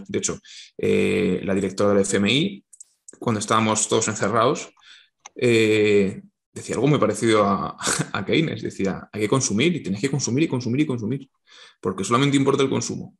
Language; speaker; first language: Spanish; native; Spanish